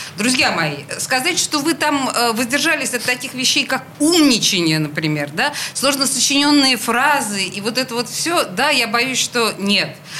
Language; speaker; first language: Russian; native; Russian